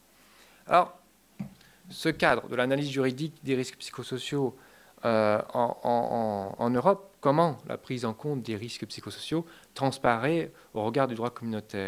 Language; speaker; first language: French; native; French